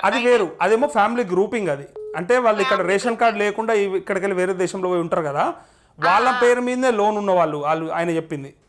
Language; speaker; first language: Telugu; native; Telugu